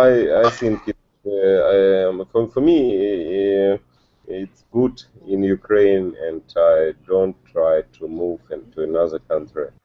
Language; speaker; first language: English; non-native, learner; Russian